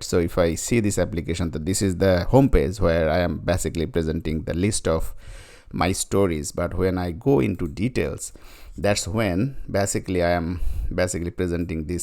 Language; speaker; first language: English; non-native, fluent; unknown